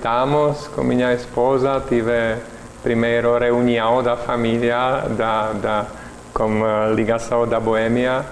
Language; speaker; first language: Portuguese; non-native, learner; Czech